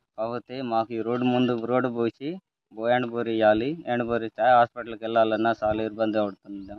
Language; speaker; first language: Telugu; non-native, fluent; Gondi